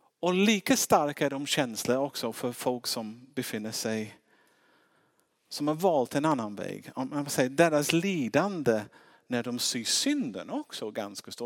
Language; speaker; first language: Swedish; non-native, fluent; English